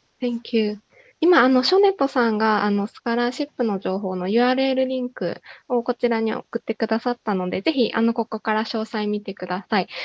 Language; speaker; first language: Japanese; native; Japanese